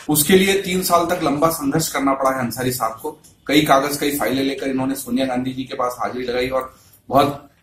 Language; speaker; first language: Hindi; native; Hindi